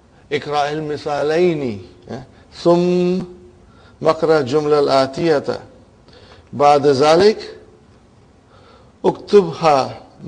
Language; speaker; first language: Arabic; non-native, fluent; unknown